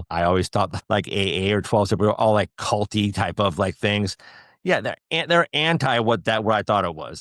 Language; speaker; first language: English; native; English